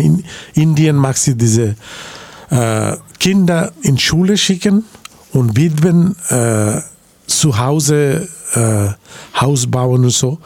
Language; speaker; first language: German; non-native, learner; Bangla